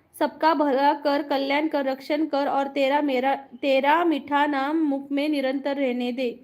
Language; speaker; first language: Hindi; non-native, local second language; Marathi